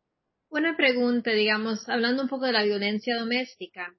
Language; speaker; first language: Spanish; non-native, fluent; English